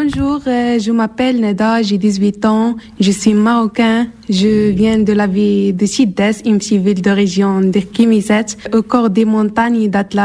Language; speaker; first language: French; non-native, learner; Arabic